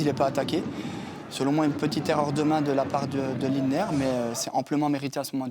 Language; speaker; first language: French; native; French